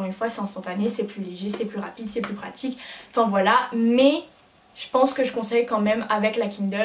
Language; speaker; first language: French; native; French